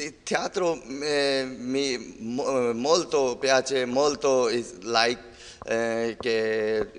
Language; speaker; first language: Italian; non-native, learner; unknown